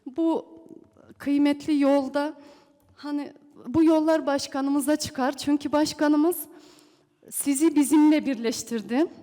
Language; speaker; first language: Turkish; early bilingual, heritage; Turkish